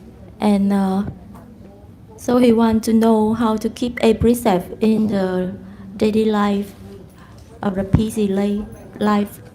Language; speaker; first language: English; non-native, fluent; Vietnamese